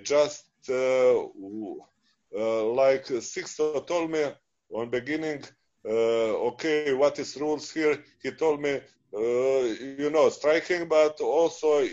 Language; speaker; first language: English; non-native, fluent; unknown